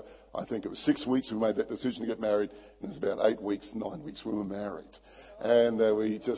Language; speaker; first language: English; native; English